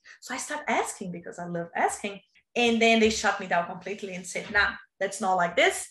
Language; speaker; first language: English; non-native, fluent; Portuguese